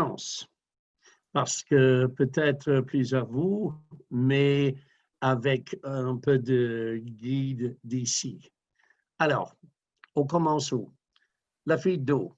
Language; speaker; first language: French; non-native, fluent; English